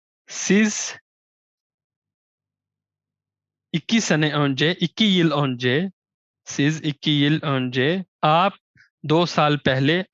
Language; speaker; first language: Turkish; non-native, fluent; Urdu